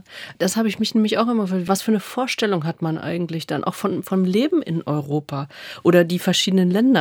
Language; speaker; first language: German; native; German